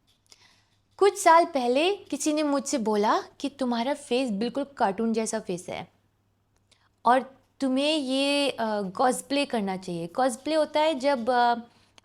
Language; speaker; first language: Hindi; non-native, local second language; English